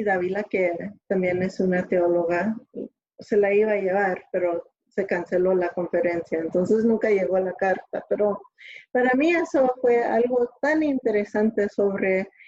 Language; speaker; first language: Spanish; early bilingual, other home language; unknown